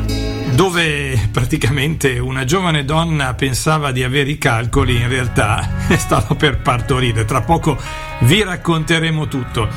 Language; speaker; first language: Italian; native; Italian